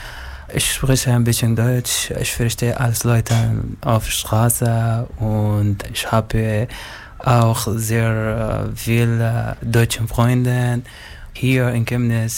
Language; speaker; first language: German; non-native, learner; Arabic